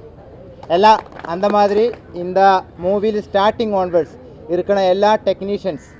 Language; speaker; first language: Tamil; non-native, local second language; Malayalam